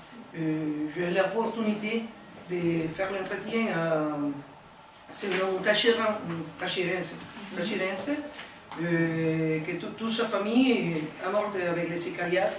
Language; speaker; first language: French; non-native, learner; Spanish